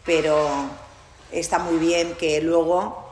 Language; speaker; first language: Spanish; non-native, local second language; Catalan